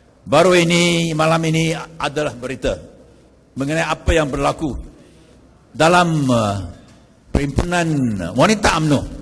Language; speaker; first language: Malay; non-native, local second language; Chinese